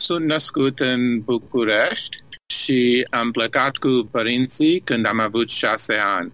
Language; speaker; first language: Romanian; early bilingual, heritage; Romanian